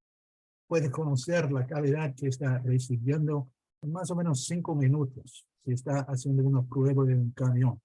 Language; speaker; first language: Spanish; non-native, fluent; English